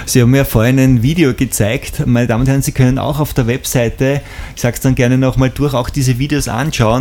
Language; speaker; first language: German; native; German